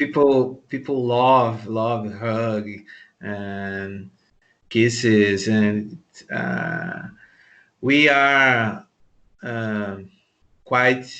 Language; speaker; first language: English; non-native, learner; Portuguese